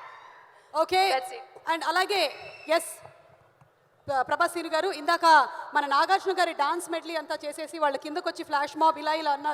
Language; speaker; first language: Telugu; native; Telugu